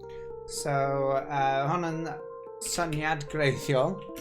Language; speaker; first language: Welsh; non-native, learner; English